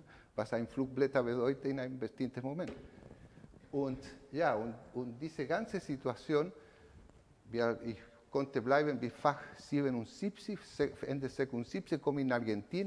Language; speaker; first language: German; non-native, learner; Spanish